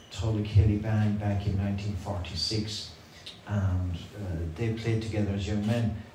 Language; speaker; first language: English; native; English